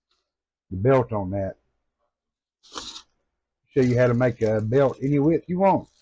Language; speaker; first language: English; native; English